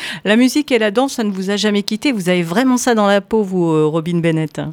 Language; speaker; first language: French; native; French